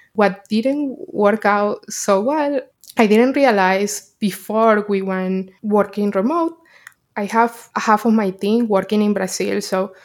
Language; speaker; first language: English; non-native, fluent; Spanish